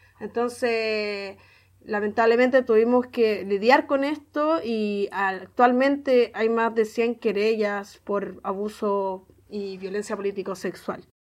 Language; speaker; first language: Spanish; native; Spanish